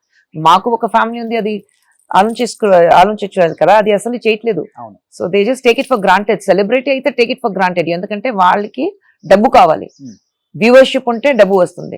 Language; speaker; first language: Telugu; non-native, fluent; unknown